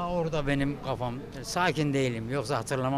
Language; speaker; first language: Turkish; native; Turkish